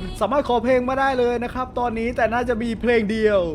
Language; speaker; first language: Thai; native; Thai